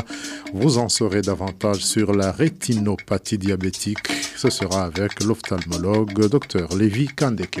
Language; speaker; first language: French; non-native, local second language; Rundi